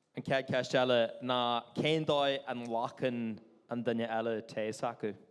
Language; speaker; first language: Irish; non-native, local second language; English